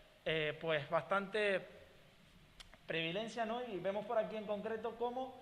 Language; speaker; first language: Spanish; native; Spanish